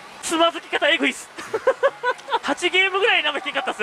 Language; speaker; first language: Japanese; native; Japanese